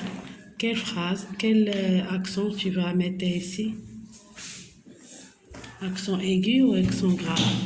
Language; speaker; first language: French; non-native, local second language; Arabic